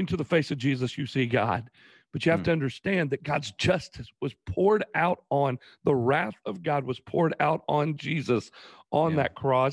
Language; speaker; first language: English; native; English